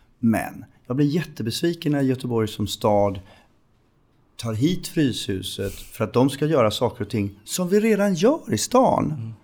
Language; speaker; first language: Swedish; native; Swedish